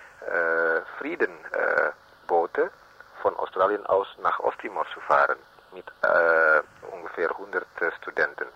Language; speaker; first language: German; non-native, learner; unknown